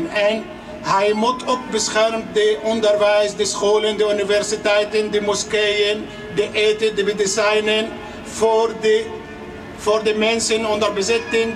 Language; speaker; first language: Dutch; non-native, learner; Arabic